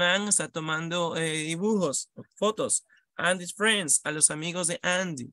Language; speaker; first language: Spanish; native; Spanish